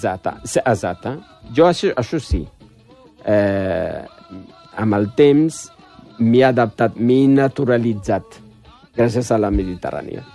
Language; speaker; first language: Catalan; non-native, fluent; Riffian